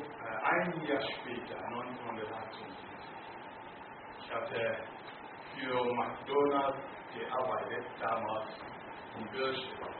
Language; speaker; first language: German; non-native, learner; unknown